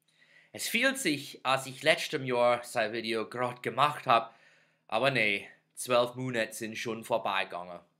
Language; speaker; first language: German; non-native, fluent; English